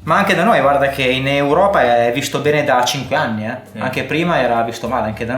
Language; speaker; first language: Italian; native; Italian